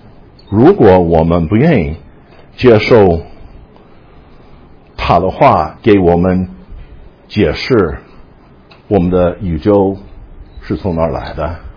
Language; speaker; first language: Chinese; non-native, fluent; English